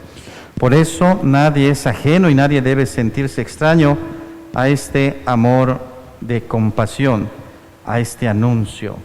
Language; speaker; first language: Spanish; native; Spanish